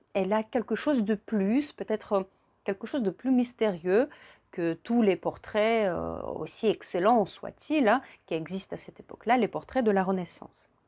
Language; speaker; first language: French; non-native, fluent; Russian